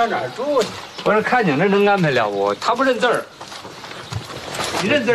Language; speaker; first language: Chinese; native; Chinese